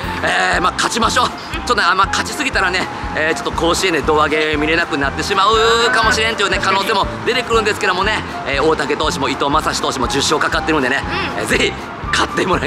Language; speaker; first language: Japanese; native; Japanese